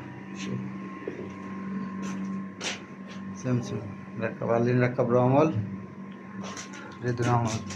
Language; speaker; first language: Arabic; non-native, learner; Bangla